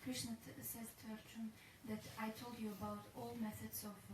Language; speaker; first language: English; non-native, learner; Russian